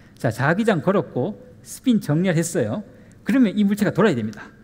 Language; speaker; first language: Korean; native; Korean